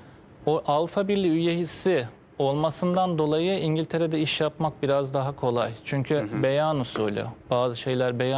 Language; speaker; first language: Turkish; native; Turkish